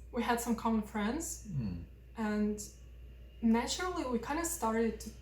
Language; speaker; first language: English; non-native, fluent; Russian